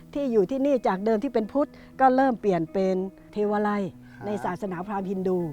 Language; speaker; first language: Thai; native; Thai